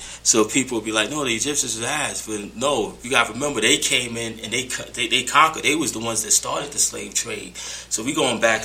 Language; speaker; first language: English; native; English